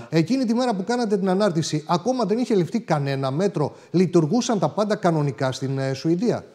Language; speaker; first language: Greek; native; Greek